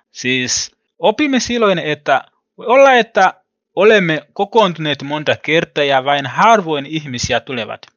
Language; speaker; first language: Finnish; non-native, learner; Swahili